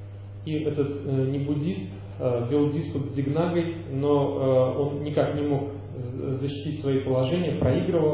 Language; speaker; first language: Russian; native; Russian